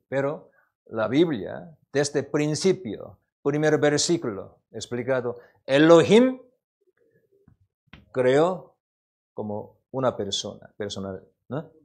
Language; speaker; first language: Spanish; non-native, learner; Korean